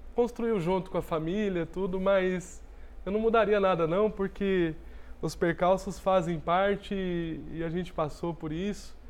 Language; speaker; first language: Portuguese; native; Portuguese